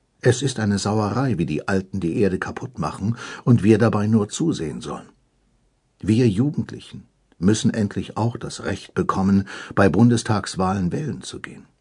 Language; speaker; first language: German; native; German